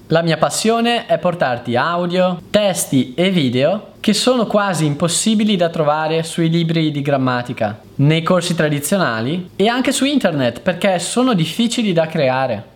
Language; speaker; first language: Italian; native; Italian